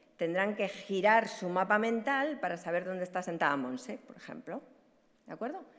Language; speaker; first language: Spanish; native; Spanish